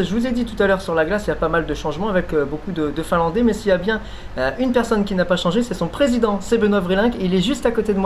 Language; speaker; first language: French; native; French